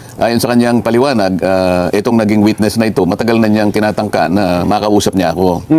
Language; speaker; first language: Filipino; non-native, local second language; Masbatenyo